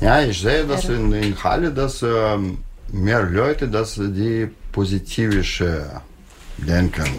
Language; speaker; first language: German; non-native, learner; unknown